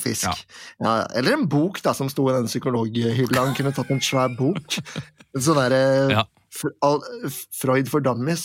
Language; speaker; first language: Norwegian; native; Norwegian